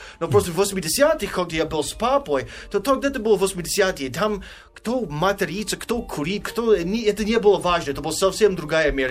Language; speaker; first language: Russian; non-native, fluent; English